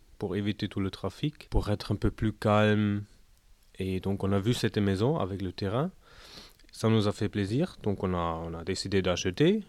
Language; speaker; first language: French; non-native, fluent; German